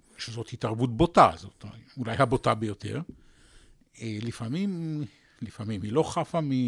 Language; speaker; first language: Hebrew; native; Hebrew